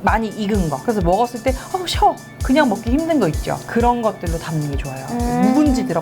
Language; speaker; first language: Korean; native; Korean